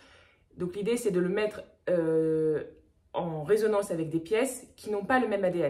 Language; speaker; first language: French; native; French